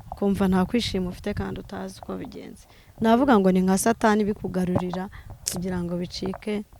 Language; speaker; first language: Kinyarwanda; native; Kinyarwanda